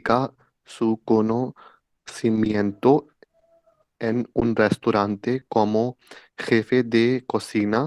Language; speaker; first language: Spanish; non-native, learner; Hindi